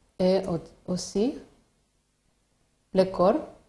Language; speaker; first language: French; non-native, learner; Spanish